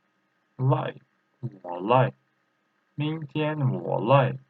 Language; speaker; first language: Chinese; non-native, fluent; Turkish